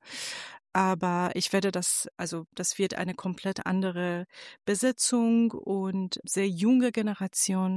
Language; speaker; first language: German; non-native, fluent; Persian